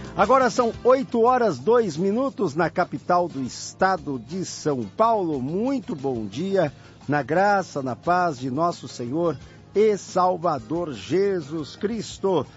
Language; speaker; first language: Portuguese; native; Portuguese